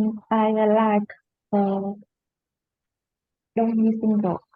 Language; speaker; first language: English; non-native, learner; Vietnamese